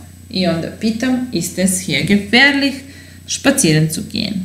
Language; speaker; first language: German; non-native, fluent; Serbian